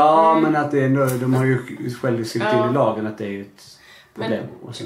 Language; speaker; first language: Swedish; native; Swedish